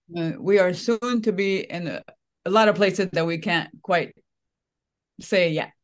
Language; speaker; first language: English; non-native, fluent; French